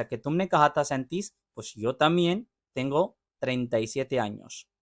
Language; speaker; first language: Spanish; non-native, fluent; Urdu